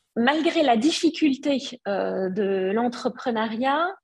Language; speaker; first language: French; non-native, local second language; Arabic